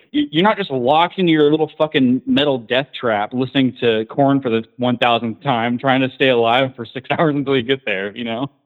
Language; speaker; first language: English; native; English